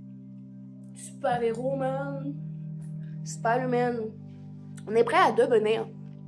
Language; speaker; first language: French; native; French